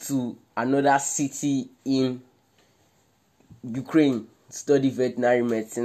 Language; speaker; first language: English; non-native, local second language; Yoruba